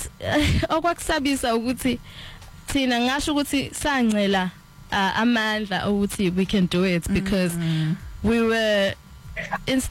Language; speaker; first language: English; non-native, local second language; Zulu